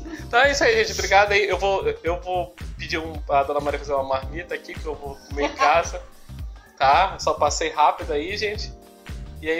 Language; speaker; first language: Portuguese; native; Portuguese